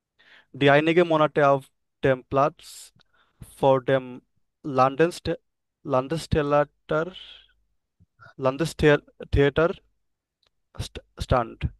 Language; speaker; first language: German; non-native, learner; Bangla